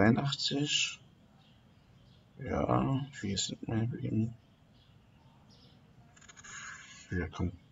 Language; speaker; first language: German; native; German